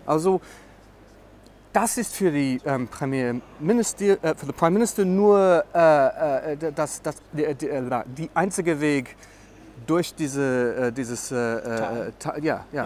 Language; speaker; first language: German; non-native, learner; English